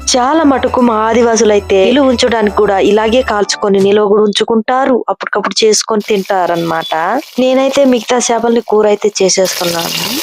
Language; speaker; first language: Telugu; non-native, local second language; Koya